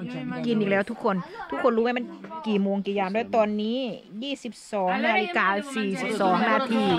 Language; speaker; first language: Italian; non-native, learner; Thai